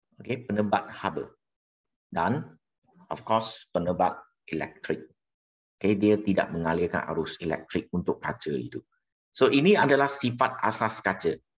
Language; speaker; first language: Malay; non-native, local second language; Chinese